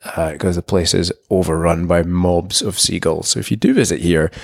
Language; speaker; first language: English; native; English